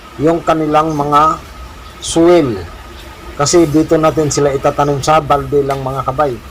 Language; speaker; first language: Filipino; non-native, local second language; Cebuano